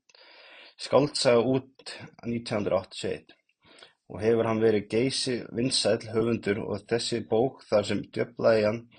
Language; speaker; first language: Icelandic; native; Icelandic